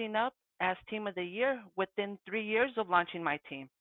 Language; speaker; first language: English; early bilingual, other home language; Spanish